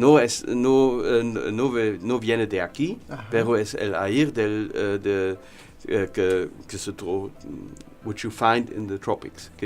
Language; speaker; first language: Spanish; non-native, learner; German